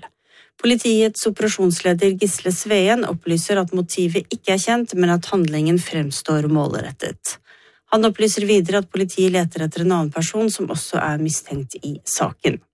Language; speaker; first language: Norwegian; native; Norwegian